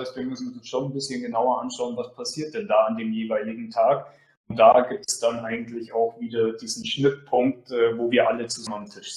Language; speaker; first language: German; native; German